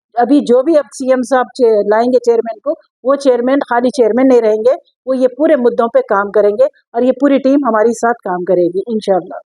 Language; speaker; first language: Hindi; non-native, local second language; Urdu